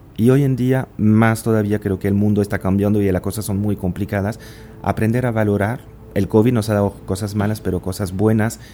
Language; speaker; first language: Spanish; non-native, fluent; French